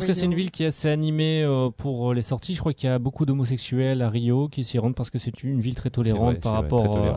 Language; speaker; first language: French; native; French